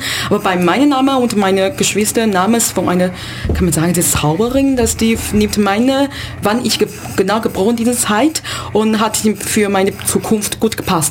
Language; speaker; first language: German; non-native, learner; Chinese